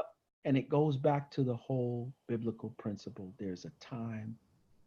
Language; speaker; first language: English; native; English